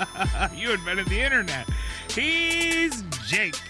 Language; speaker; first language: English; native; English